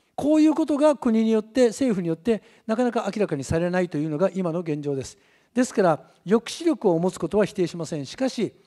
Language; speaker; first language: Japanese; native; Japanese